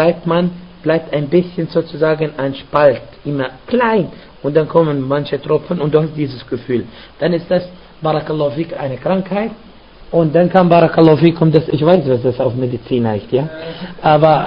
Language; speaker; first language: German; non-native, fluent; Arabic